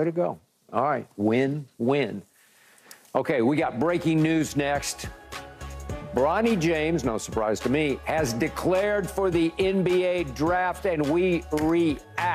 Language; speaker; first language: English; native; English